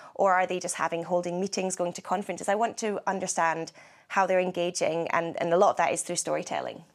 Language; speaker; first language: English; native; English